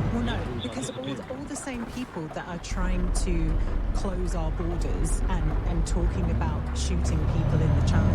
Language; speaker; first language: English; native; English